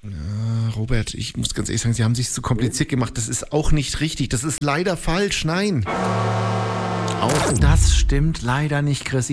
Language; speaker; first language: German; native; German